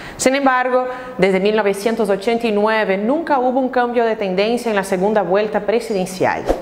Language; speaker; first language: Spanish; non-native, fluent; Portuguese